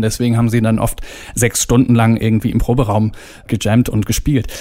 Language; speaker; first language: German; native; German